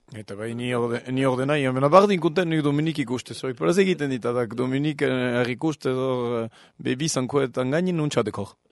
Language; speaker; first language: Basque; native; Basque